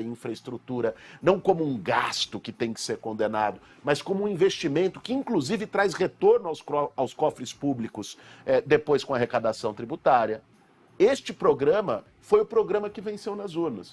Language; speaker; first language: Portuguese; native; Portuguese